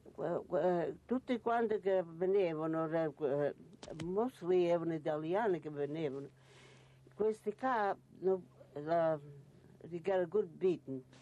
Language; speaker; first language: Italian; early bilingual, heritage; Italian